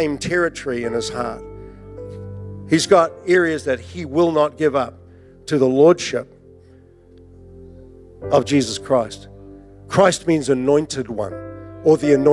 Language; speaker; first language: English; native; English